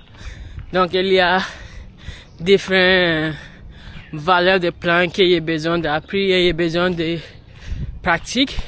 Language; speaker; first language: French; non-native, learner; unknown